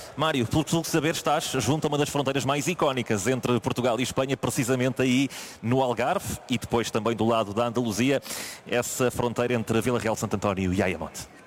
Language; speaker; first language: Portuguese; native; Portuguese